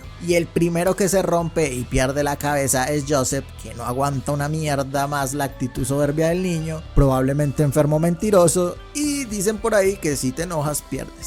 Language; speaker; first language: Spanish; native; Spanish